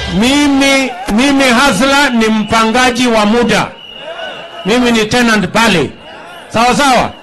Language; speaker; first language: Swahili; non-native, local second language; Kalenjin